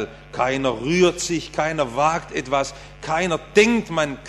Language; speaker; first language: German; native; German